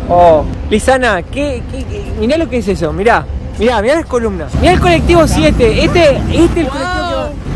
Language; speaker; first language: Spanish; native; Spanish